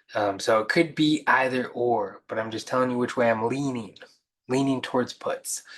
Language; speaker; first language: English; native; English